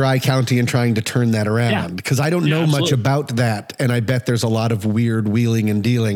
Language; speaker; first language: English; native; English